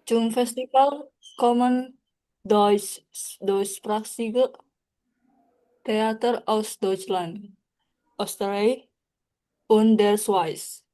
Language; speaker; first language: German; non-native, learner; Indonesian